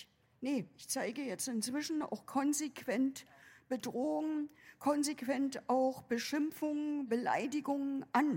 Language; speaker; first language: German; native; German